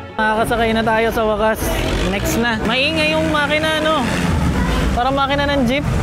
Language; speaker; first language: Filipino; native; Filipino